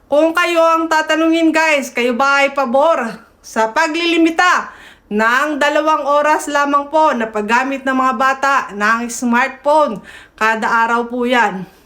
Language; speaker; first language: Filipino; native; Filipino